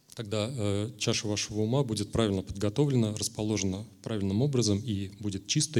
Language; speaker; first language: Russian; native; Russian